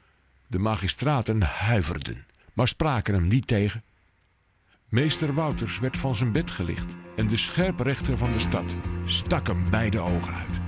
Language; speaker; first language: Dutch; native; Dutch